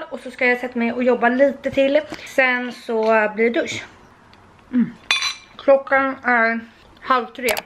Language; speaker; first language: Swedish; native; Swedish